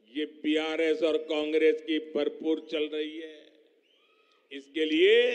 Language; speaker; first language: Hindi; non-native, local second language; Gujarati